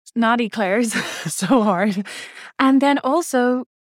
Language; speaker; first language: English; native; English